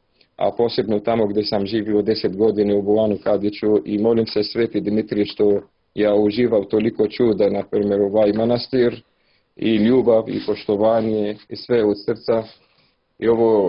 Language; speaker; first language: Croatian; non-native, learner; Arabic